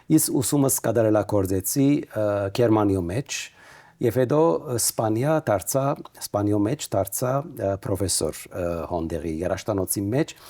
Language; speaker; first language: Armenian; native; Armenian